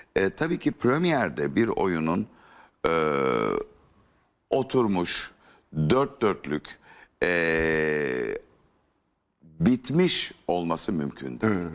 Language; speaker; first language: Turkish; native; Turkish